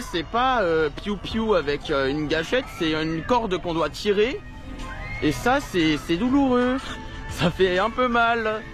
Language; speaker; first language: French; native; French